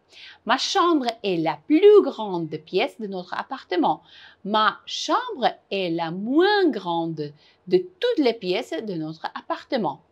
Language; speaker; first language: French; non-native, fluent; Uzbek